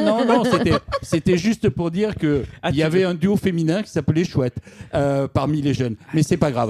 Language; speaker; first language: French; native; French